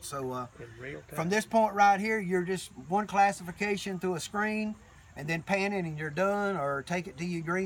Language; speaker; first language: English; native; English